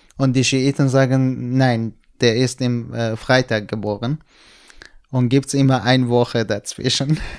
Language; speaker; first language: German; non-native, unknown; Central Kurdish